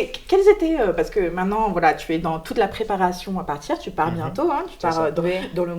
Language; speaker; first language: French; native; French